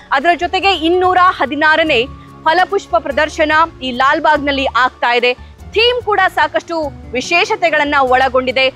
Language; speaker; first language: Kannada; native; Kannada